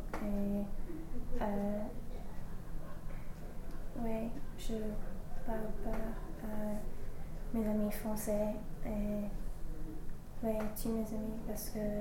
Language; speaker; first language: French; non-native, learner; English